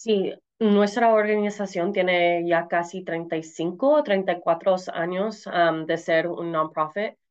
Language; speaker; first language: Spanish; early bilingual, heritage; Spanish